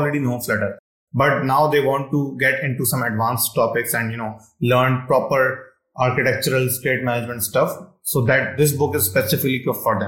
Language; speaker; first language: English; non-native, local second language; Urdu